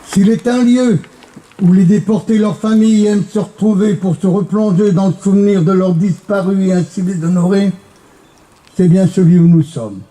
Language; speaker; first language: French; native; French